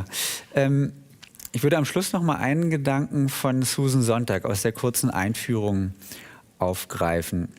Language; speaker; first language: German; native; German